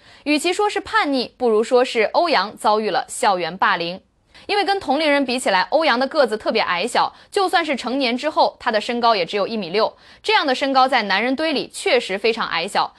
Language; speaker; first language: Chinese; native; Chinese